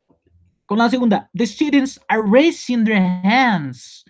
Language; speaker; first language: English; non-native, learner; Spanish